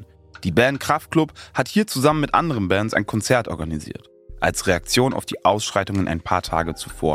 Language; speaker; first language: German; native; German